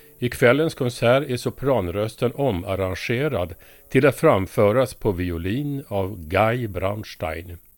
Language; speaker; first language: Swedish; native; Swedish